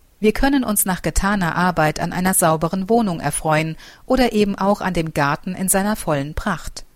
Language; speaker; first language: German; native; German